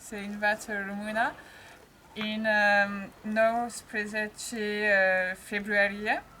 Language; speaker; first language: Romanian; non-native, learner; French